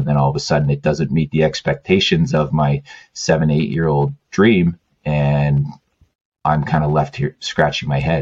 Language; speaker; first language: English; native; English